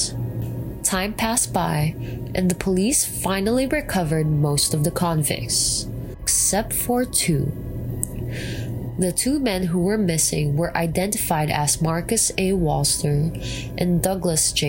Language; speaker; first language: English; non-native, local second language; Filipino